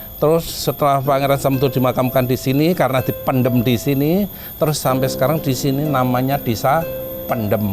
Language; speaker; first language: Indonesian; non-native, local second language; Javanese